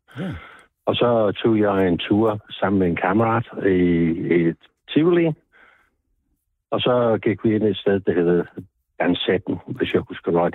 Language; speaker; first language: Danish; non-native, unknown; English